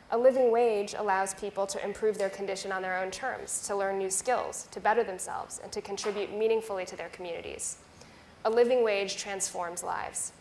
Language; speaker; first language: English; native; English